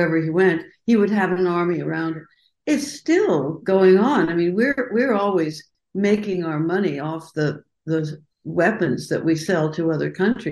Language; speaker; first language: English; native; English